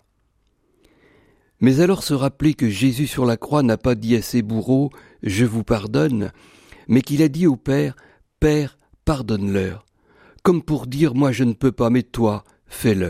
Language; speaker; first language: French; native; French